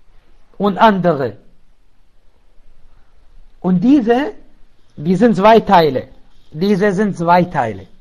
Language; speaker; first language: German; non-native, local second language; Arabic